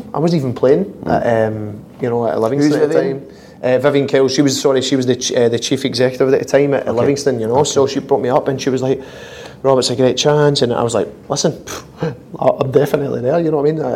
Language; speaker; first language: English; native; English